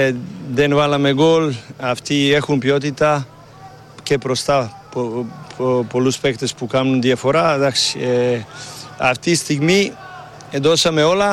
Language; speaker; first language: Greek; non-native, learner; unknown